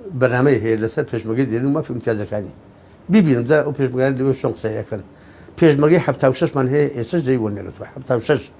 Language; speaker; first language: Central Kurdish; non-native, local second language; Gurani